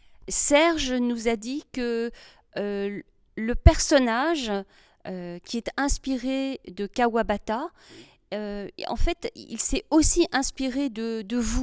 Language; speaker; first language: French; native; French